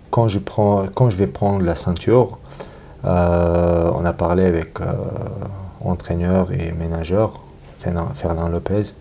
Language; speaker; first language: French; non-native, learner; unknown